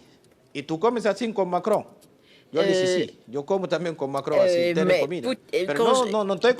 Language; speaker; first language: Spanish; non-native, learner; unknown